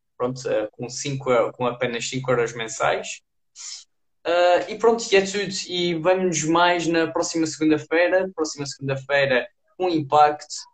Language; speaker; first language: Portuguese; native; Portuguese